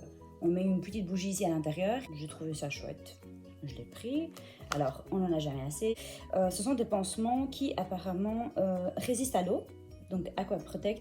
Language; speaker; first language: French; native; French